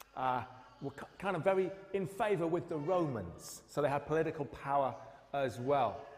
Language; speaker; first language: English; native; English